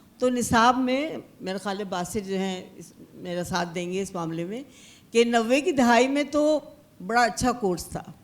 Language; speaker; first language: Urdu; native; Urdu